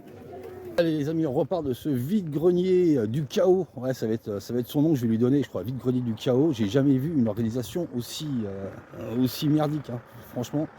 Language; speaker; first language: French; native; French